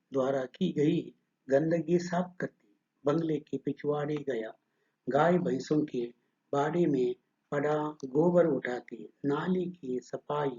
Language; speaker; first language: Hindi; non-native, local second language; Kannada